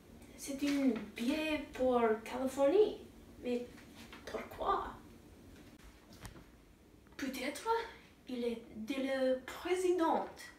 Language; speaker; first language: French; non-native, learner; English